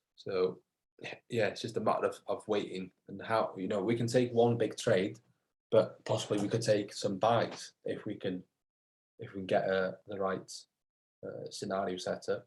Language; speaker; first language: English; native; English